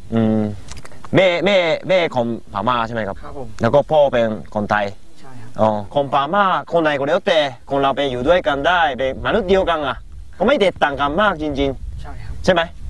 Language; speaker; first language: Thai; non-native, fluent; Japanese